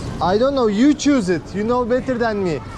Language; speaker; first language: English; non-native, learner; Turkish